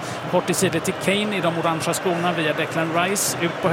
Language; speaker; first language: Swedish; native; Swedish